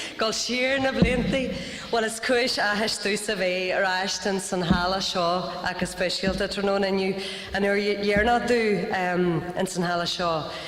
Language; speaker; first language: Irish; non-native, local second language; English